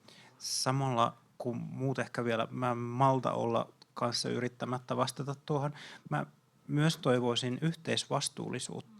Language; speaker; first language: Finnish; native; Finnish